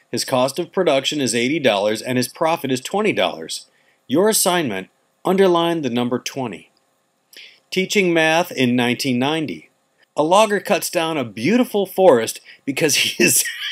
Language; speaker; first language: English; native; English